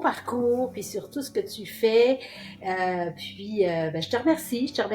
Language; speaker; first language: French; native; French